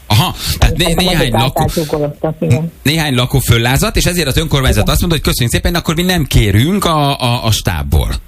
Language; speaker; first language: Hungarian; native; Hungarian